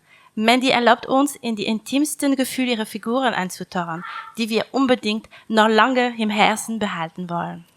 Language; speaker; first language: German; native; German